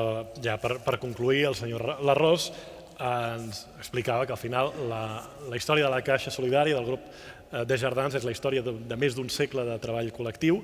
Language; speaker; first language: Catalan; native; Catalan